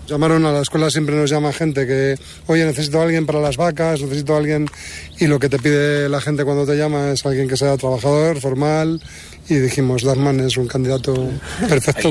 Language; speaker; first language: Spanish; native; Spanish